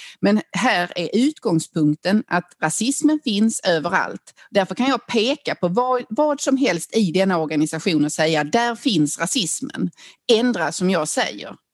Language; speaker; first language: Swedish; native; Swedish